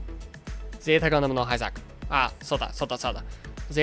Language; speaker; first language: Japanese; non-native, learner; English